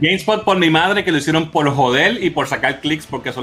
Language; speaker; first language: Spanish; native; Spanish